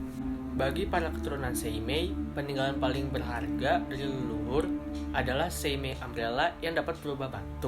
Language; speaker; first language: Indonesian; native; Indonesian